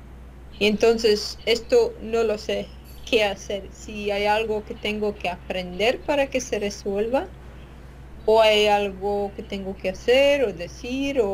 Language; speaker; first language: Spanish; non-native, fluent; Latvian